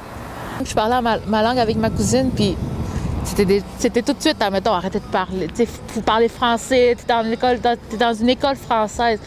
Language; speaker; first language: French; non-native, local second language; Innu-aimun